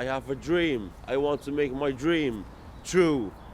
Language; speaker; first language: English; non-native, learner; Arabic